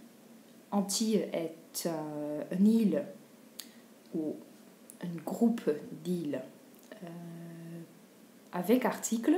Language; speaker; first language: French; non-native, fluent; Dutch